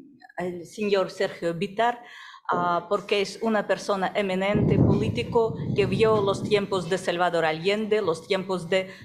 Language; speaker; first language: Spanish; non-native, fluent; Russian